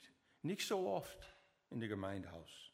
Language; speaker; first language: German; non-native, learner; English